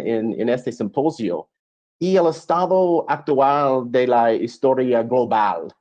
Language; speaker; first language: Spanish; non-native, fluent; English